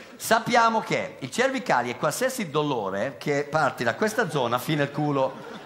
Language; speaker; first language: Italian; non-native, fluent; English